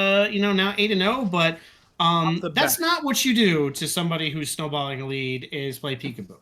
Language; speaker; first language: English; native; English